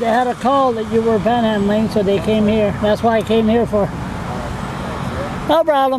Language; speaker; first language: English; non-native, local second language; French